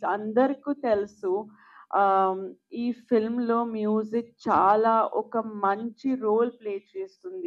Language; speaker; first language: Telugu; non-native, local second language; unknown